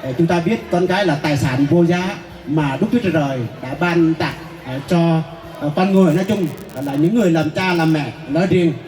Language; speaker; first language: Vietnamese; non-native, local second language; Jarai